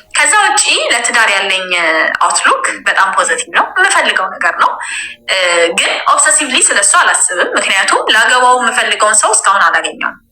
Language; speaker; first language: Amharic; native; Amharic